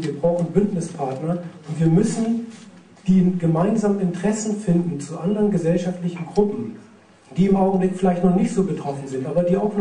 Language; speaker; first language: German; native; German